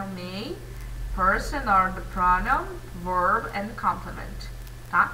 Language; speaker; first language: English; non-native, fluent; Portuguese